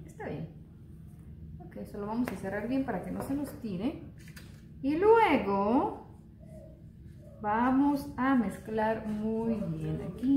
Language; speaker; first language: Spanish; native; Spanish